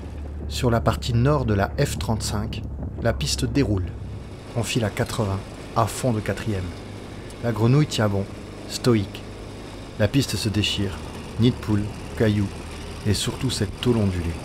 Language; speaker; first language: French; native; French